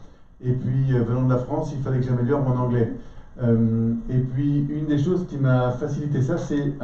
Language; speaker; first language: French; native; French